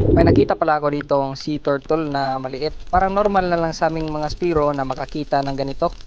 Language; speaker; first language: Filipino; non-native, local second language; Cebuano